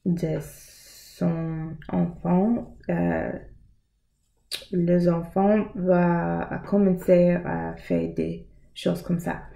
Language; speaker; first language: French; non-native, learner; English